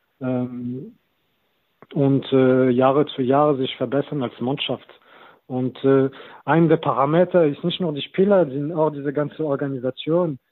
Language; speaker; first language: German; non-native, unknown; French